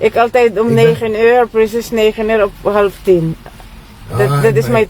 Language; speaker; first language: Dutch; non-native, learner; Filipino